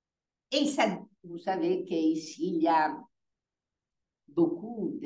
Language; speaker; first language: French; non-native, fluent; Italian